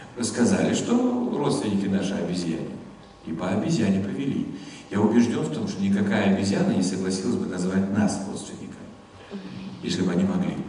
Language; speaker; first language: Russian; non-native, fluent; German